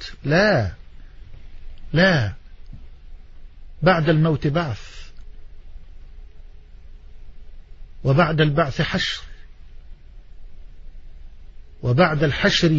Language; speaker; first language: Arabic; native; Arabic